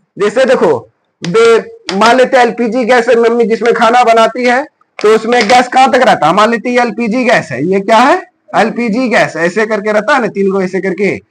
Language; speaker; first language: Hindi; native; Hindi